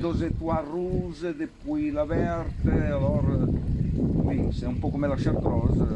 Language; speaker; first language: French; non-native, learner; Italian